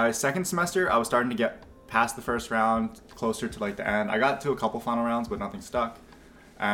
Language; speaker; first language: English; native; English